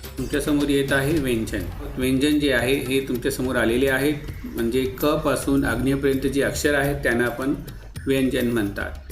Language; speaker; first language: Marathi; non-native, local second language; Urdu